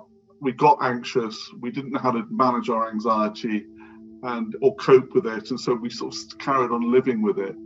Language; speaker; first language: English; native; English